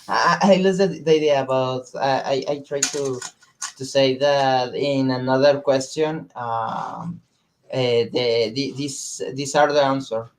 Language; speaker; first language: English; non-native, learner; Spanish